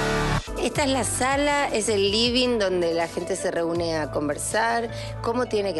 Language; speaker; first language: Spanish; native; Spanish